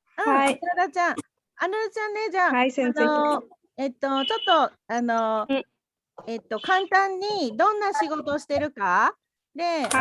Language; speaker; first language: Japanese; non-native, fluent; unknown